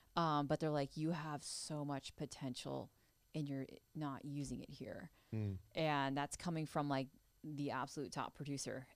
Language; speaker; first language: English; native; English